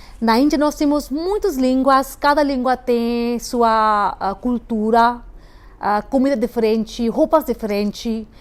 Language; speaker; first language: Portuguese; non-native, fluent; Hindi